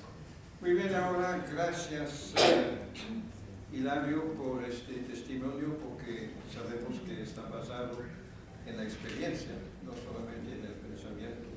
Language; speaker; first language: Spanish; non-native, fluent; French